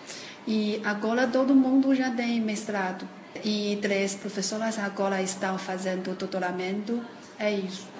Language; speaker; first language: Portuguese; non-native, fluent; Chinese